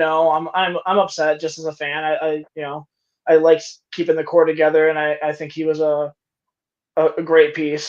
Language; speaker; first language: English; native; English